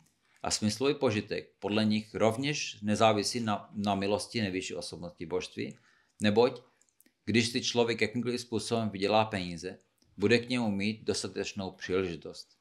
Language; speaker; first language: Czech; non-native, fluent; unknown